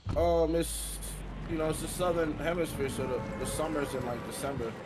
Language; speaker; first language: English; native; English